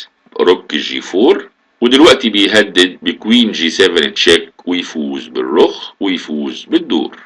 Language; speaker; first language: Arabic; native; Arabic